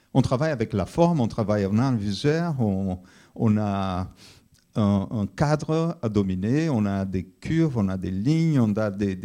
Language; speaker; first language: French; non-native, fluent; Portuguese